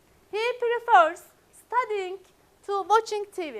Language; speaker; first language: English; non-native, fluent; Turkish